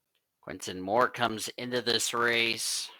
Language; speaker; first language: English; native; English